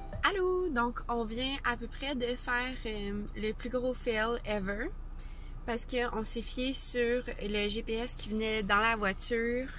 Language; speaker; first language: French; native; French